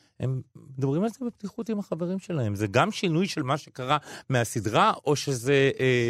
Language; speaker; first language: Hebrew; native; Hebrew